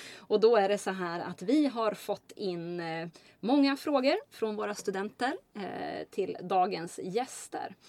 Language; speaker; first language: Swedish; native; Swedish